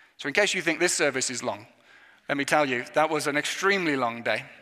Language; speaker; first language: English; native; English